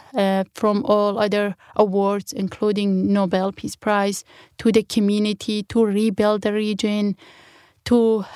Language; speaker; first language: English; non-native, fluent; Kurdish